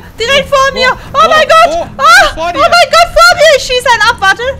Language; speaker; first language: German; native; German